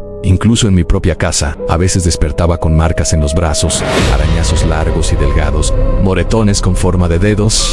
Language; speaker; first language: Spanish; native; Spanish